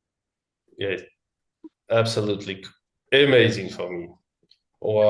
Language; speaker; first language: English; non-native, learner; Russian